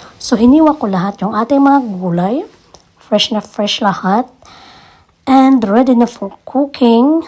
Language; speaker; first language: Filipino; non-native, local second language; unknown